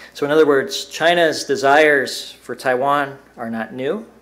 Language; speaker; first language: English; native; English